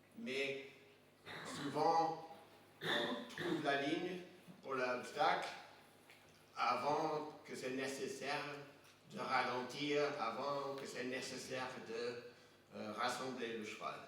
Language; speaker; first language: French; non-native, fluent; English